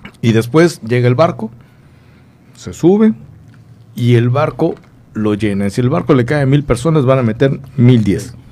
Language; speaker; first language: Spanish; native; Spanish